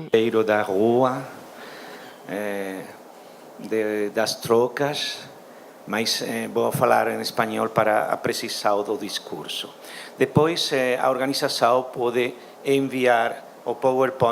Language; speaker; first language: Portuguese; non-native, learner; Spanish